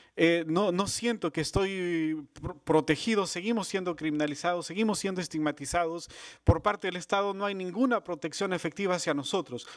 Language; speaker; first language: Spanish; native; Spanish